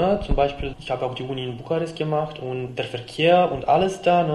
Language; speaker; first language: German; non-native, fluent; Romanian